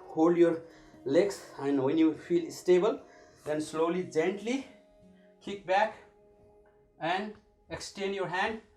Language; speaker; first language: English; non-native, local second language; Nepali